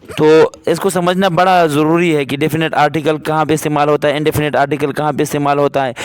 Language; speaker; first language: Urdu; non-native, local second language; Pashto